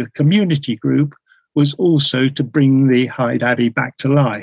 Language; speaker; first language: English; native; English